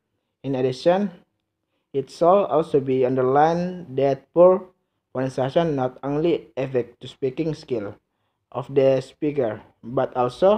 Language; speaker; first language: English; non-native, learner; Indonesian